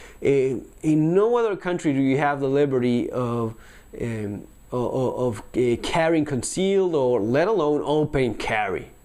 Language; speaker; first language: English; non-native, fluent; Spanish